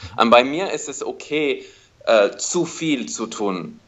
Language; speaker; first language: German; non-native, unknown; English